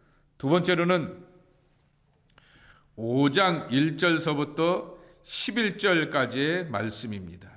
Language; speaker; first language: Korean; native; Korean